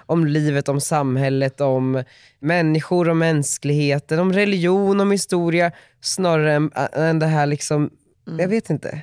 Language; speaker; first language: Swedish; native; Swedish